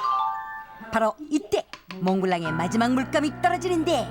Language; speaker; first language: Korean; native; Korean